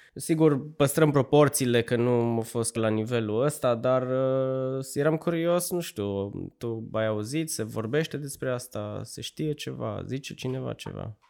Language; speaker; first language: Romanian; native; Romanian